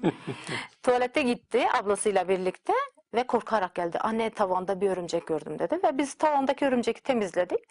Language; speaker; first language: Turkish; native; Turkish